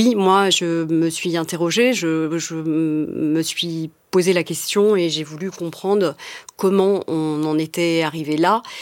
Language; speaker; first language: French; native; French